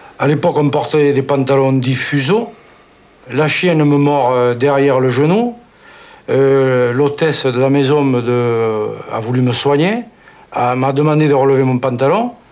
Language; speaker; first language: French; native; French